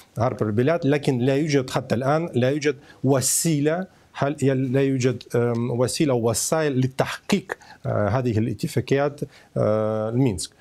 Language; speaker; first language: Arabic; non-native, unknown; Ukrainian